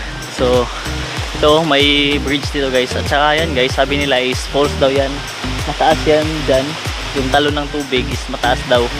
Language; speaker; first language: Filipino; non-native, local second language; Cebuano